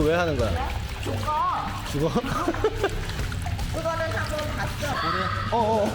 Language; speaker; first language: Korean; native; Korean